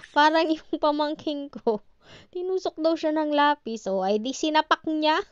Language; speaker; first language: Filipino; native; Filipino